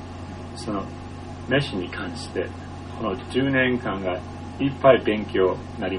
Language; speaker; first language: Japanese; non-native, fluent; English